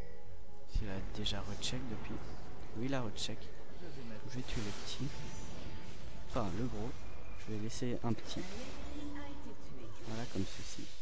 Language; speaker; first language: French; native; French